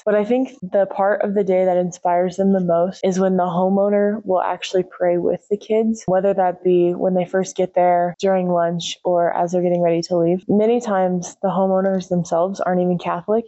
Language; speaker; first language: English; native; English